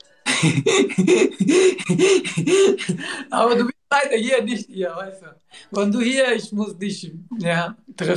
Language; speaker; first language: German; non-native, learner; Turkish